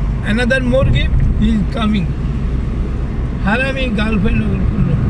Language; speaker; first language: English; non-native, learner; Bangla